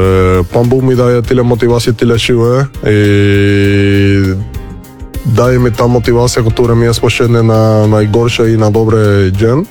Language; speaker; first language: Polish; non-native, learner; Spanish